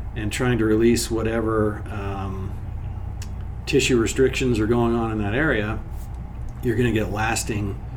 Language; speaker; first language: English; native; English